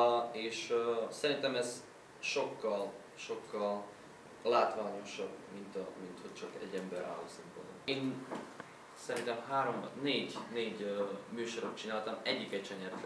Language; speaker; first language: Hungarian; non-native, learner; Slovak